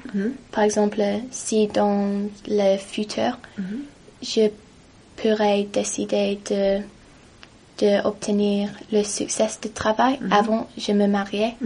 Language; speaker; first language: French; non-native, learner; English